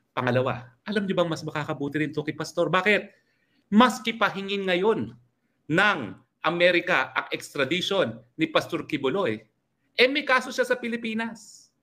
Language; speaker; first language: Filipino; native; Filipino